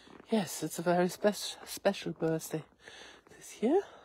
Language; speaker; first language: English; non-native, learner; German